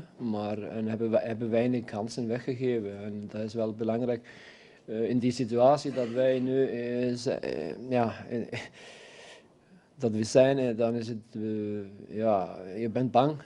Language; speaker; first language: Dutch; non-native, fluent; Icelandic